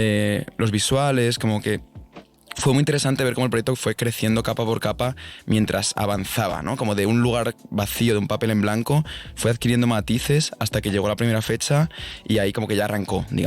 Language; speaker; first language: Spanish; native; Spanish